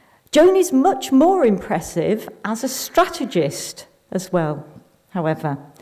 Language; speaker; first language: English; native; English